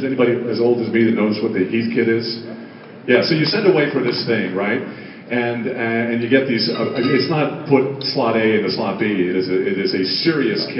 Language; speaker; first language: English; native; English